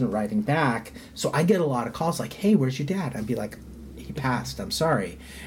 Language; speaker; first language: English; native; English